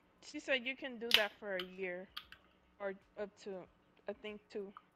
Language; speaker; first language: English; early bilingual, other home language; Spanish